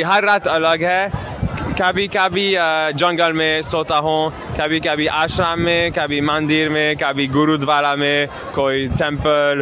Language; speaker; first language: Hindi; non-native, learner; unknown